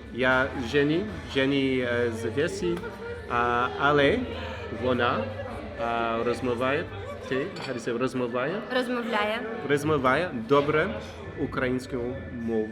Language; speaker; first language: Ukrainian; non-native, learner; English